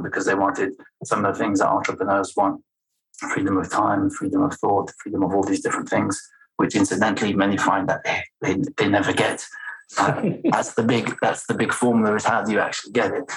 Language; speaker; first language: English; non-native, fluent; French